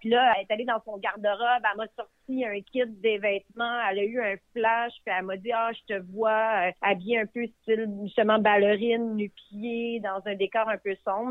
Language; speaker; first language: French; native; French